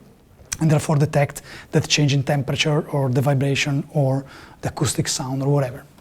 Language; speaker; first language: English; non-native, fluent; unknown